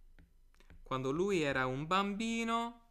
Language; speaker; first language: Italian; non-native, fluent; English